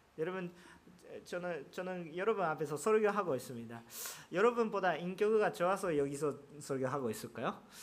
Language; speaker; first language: Korean; non-native, fluent; Japanese